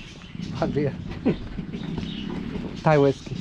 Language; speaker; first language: English; non-native, learner; Polish